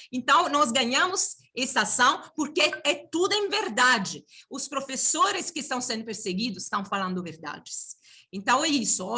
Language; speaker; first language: Portuguese; non-native, fluent; Italian